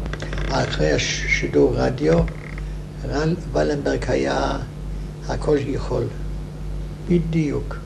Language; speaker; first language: Hebrew; non-native, fluent; Hungarian